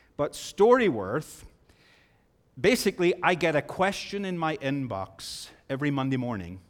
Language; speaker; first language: English; native; English